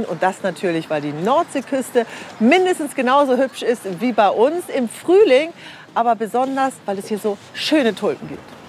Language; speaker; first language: German; native; German